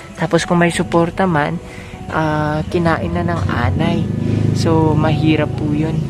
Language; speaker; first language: Filipino; non-native, local second language; Cebuano